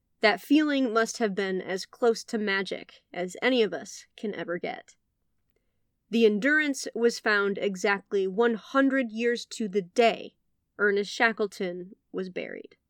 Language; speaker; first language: English; native; English